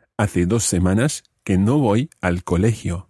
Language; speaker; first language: Spanish; non-native, fluent; English